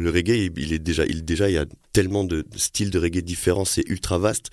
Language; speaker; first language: French; native; French